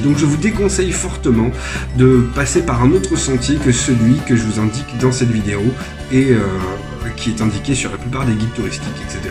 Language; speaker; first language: French; native; French